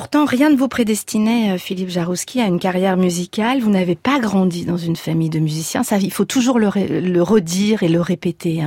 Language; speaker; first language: French; native; French